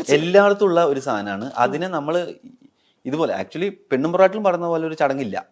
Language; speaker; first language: Malayalam; native; Malayalam